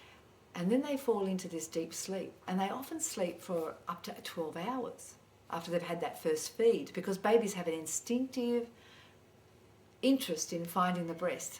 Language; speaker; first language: English; native; English